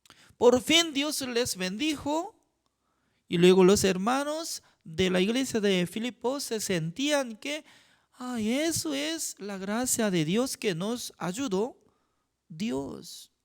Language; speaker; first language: Spanish; non-native, fluent; Korean